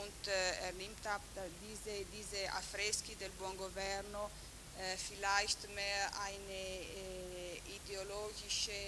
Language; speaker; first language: German; non-native, fluent; Italian